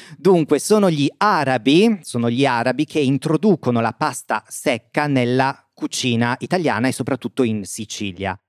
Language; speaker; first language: Italian; native; Italian